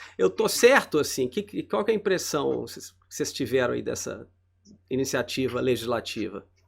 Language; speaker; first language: Portuguese; native; Portuguese